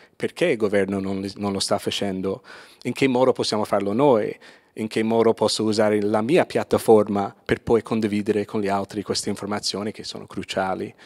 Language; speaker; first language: Italian; non-native, fluent; English